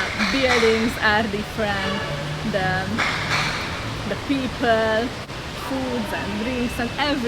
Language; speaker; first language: English; non-native, learner; Hungarian